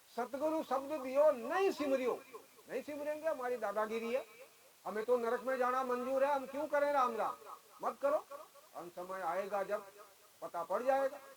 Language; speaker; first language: Hindi; native; Hindi